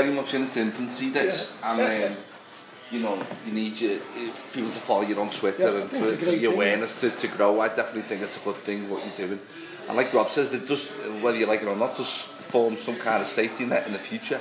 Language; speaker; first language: English; native; English